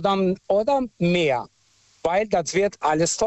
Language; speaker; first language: German; non-native, local second language; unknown